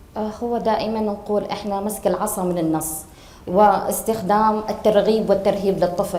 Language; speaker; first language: Arabic; native; Arabic